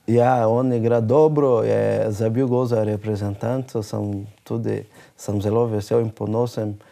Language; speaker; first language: Slovenian; non-native, learner; Portuguese